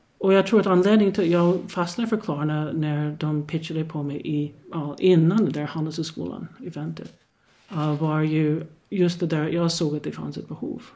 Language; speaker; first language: Swedish; non-native, fluent; English